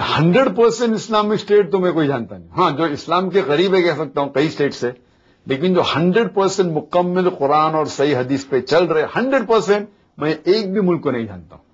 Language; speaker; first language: Hindi; non-native, local second language; Konkani